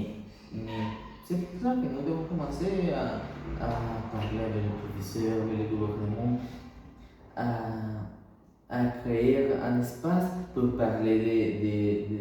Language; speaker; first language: French; non-native, learner; Spanish